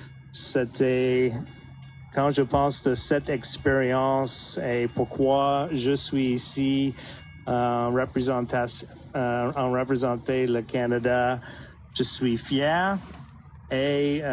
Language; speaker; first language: French; non-native, fluent; English